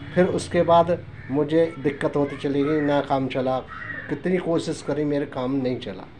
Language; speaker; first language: Hindi; native; Hindi